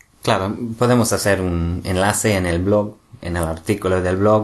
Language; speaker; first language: Spanish; non-native, fluent; English